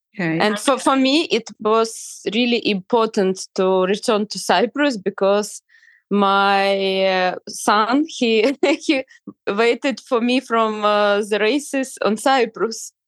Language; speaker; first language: English; non-native, fluent; Ukrainian